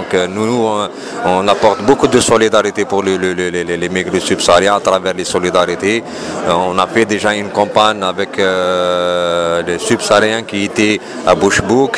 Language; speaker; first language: French; non-native, local second language; Arabic